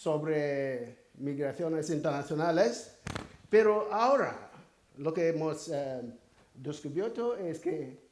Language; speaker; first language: Spanish; non-native, fluent; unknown